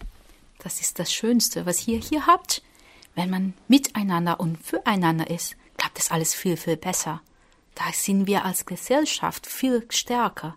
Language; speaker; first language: German; non-native, fluent; Portuguese